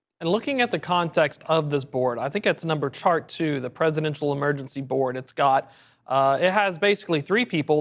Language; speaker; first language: English; native; English